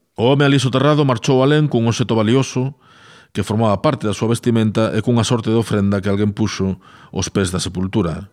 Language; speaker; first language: Galician; native; Galician